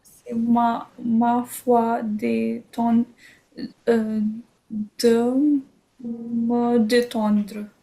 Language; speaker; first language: French; non-native, learner; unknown